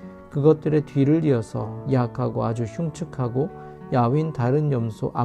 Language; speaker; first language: Korean; native; Korean